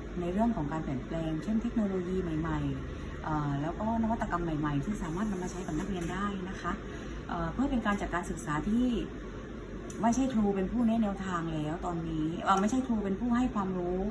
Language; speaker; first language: Thai; native; Thai